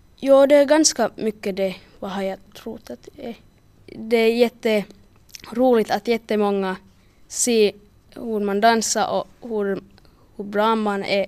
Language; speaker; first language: Swedish; non-native, local second language; Finnish